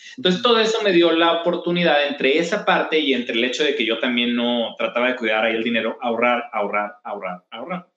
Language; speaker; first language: Spanish; native; Spanish